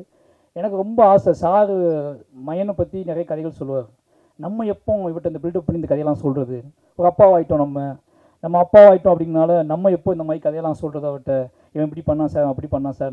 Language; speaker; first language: Tamil; native; Tamil